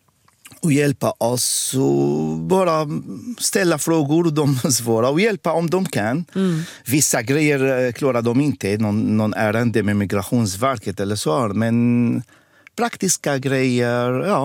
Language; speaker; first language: Swedish; non-native, fluent; Arabic